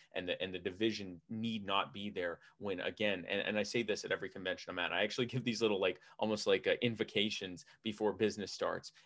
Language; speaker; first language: English; native; English